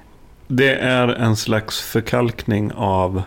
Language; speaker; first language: Swedish; native; Swedish